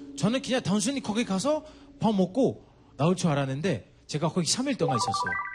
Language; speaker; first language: Korean; non-native, fluent; English